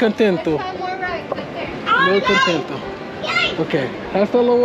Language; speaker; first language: Spanish; non-native, learner; English